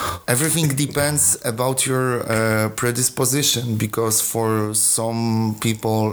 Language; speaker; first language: English; non-native, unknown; Polish